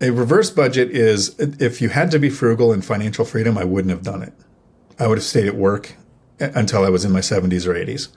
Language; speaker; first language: English; native; English